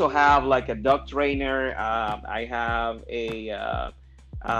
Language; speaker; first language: English; non-native, fluent; Spanish